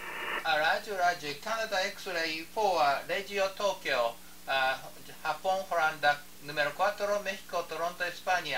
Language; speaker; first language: Spanish; non-native, learner; Japanese